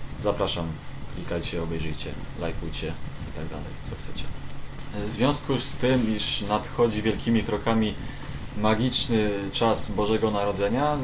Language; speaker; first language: Polish; native; Polish